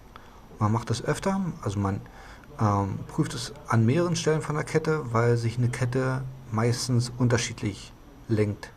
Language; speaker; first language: German; native; German